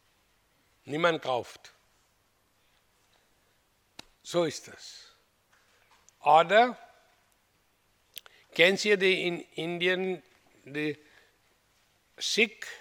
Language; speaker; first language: German; non-native, fluent; Hindi